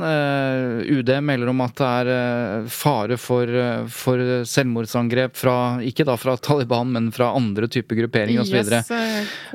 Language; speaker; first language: Norwegian; native; Norwegian